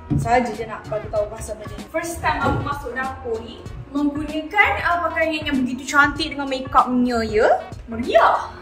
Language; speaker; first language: Malay; native; Malay